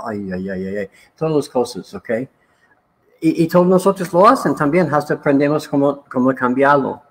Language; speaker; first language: Spanish; non-native, learner; English